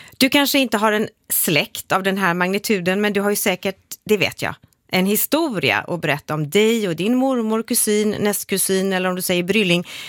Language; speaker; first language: Swedish; native; Swedish